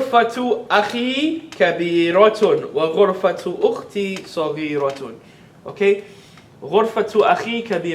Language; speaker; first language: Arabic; non-native, fluent; English